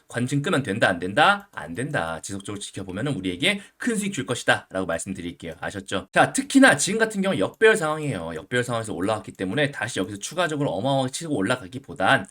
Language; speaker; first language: Korean; native; Korean